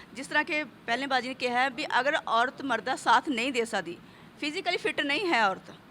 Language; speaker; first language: Hindi; non-native, local second language; Punjabi